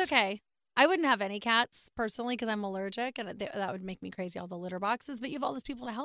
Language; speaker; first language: English; native; English